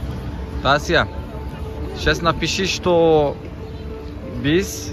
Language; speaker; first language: Russian; non-native, learner; Turkish